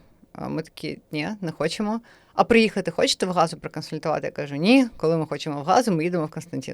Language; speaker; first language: Ukrainian; native; Ukrainian